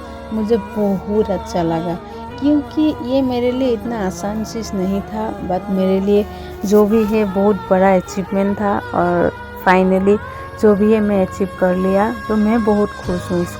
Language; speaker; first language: Hindi; non-native, local second language; Assamese